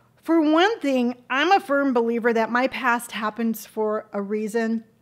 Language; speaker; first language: English; native; English